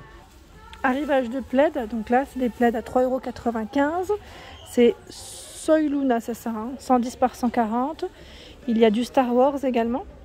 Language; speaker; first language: French; native; French